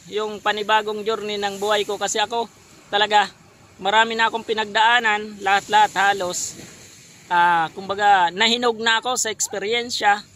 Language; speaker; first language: Filipino; non-native, local second language; Bikol